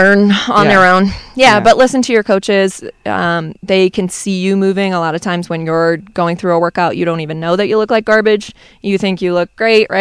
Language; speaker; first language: English; native; English